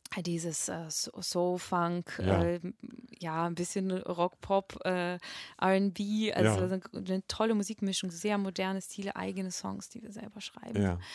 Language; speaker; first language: German; non-native, fluent; Russian